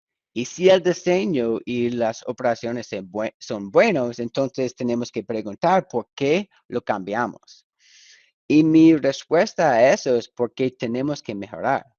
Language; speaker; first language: Spanish; non-native, fluent; English